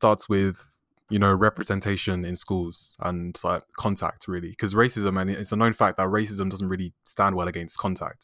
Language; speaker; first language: English; native; English